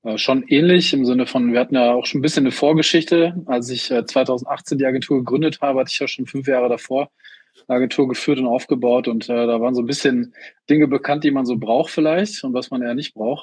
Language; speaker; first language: German; native; German